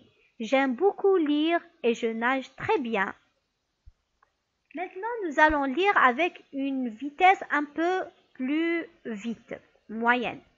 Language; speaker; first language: French; non-native, local second language; Arabic